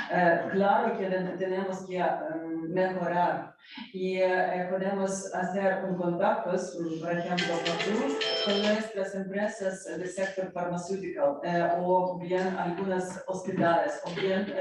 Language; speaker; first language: Spanish; non-native, learner; Ukrainian